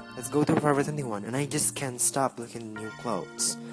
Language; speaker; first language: English; non-native, learner; Indonesian